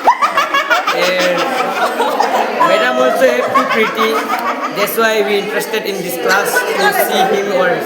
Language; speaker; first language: English; non-native, local second language; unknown